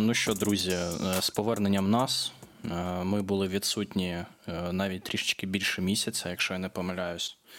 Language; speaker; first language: Ukrainian; non-native, local second language; Russian